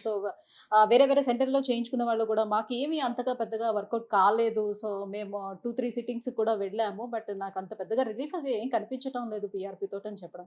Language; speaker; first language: Telugu; native; Telugu